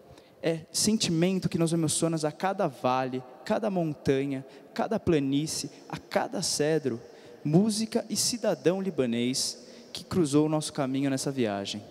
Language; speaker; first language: Portuguese; native; Portuguese